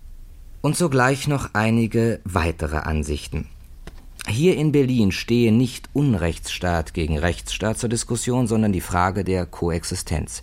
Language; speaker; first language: German; native; German